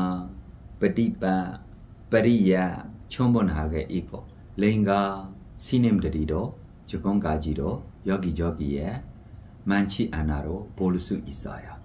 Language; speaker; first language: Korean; non-native, fluent; Burmese